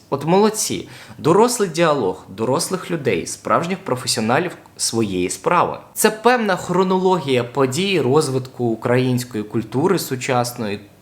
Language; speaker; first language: Ukrainian; non-native, local second language; Russian